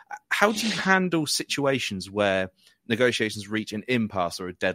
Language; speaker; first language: English; native; English